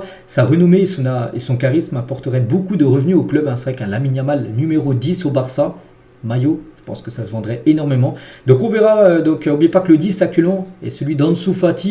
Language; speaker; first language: French; native; French